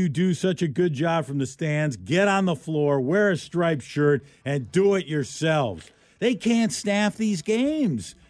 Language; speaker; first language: English; native; English